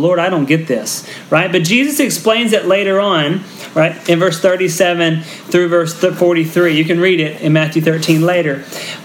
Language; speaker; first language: English; native; English